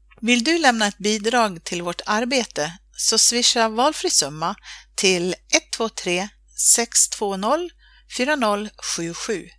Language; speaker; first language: Swedish; native; Swedish